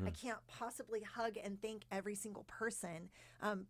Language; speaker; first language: English; native; English